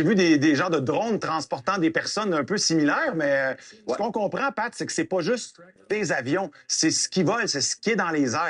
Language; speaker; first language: French; native; French